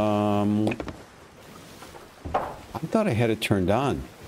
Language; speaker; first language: English; native; English